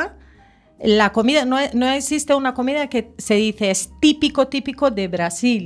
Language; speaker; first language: Spanish; native; Spanish